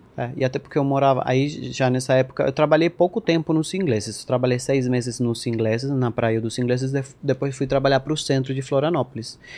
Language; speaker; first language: Portuguese; non-native, fluent; Spanish